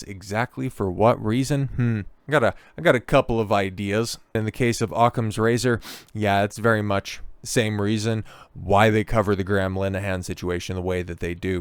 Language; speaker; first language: English; native; English